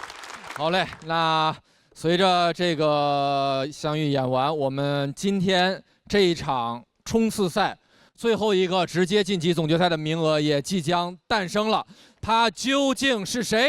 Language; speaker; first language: Chinese; native; Chinese